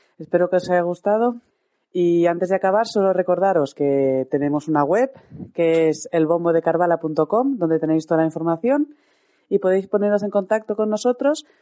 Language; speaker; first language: Spanish; native; Spanish